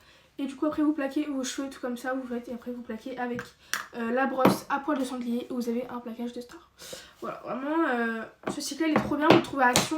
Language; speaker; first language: French; native; French